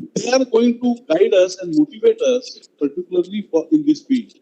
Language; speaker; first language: English; non-native, local second language; Marathi